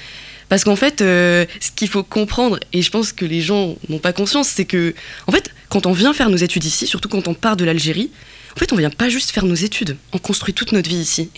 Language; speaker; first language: French; non-native, local second language; Arabic